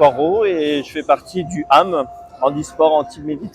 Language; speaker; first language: French; native; French